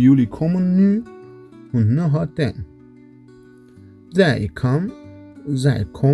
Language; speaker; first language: Dutch; non-native, learner; Kurdish